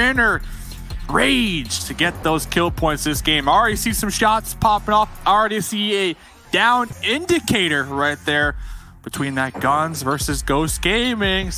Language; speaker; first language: English; native; English